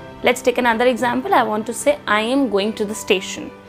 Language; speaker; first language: English; non-native, local second language; Hindi